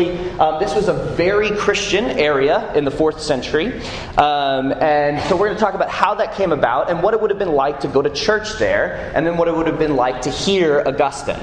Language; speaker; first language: English; native; English